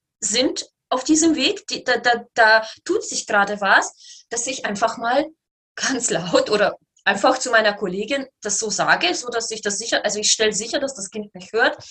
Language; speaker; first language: German; native; German